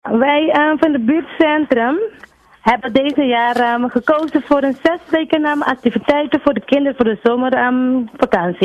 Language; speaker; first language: Dutch; non-native, local second language; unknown